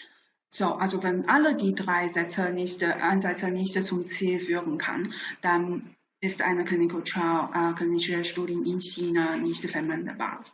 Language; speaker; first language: German; non-native, fluent; Chinese